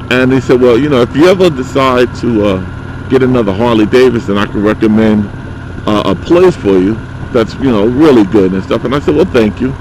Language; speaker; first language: English; native; English